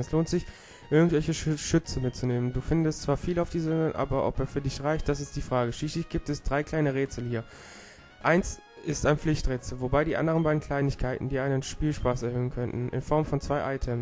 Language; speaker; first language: German; native; German